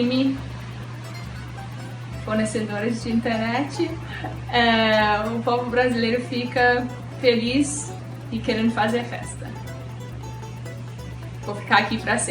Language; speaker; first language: Portuguese; non-native, fluent; English